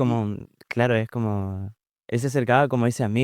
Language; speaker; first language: Spanish; native; Spanish